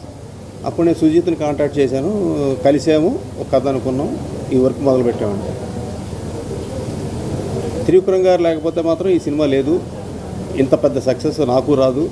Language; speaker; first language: Telugu; native; Telugu